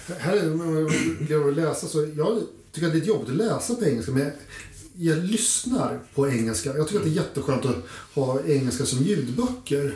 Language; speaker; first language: Swedish; native; Swedish